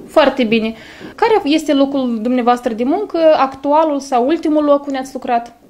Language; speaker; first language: Romanian; native; Romanian